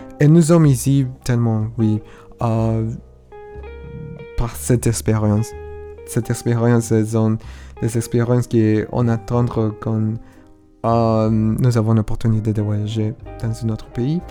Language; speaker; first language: French; non-native, learner; Spanish